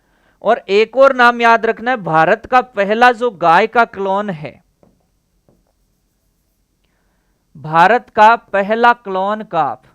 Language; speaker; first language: Hindi; native; Hindi